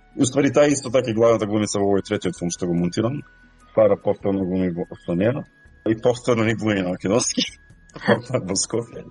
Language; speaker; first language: Macedonian; native; Macedonian